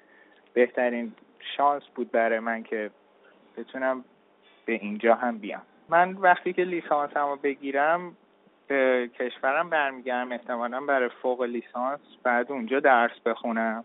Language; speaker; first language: Persian; early bilingual, heritage; Persian